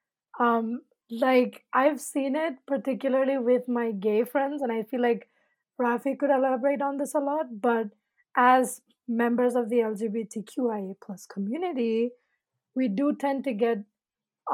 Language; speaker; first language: English; non-native, local second language; Malayalam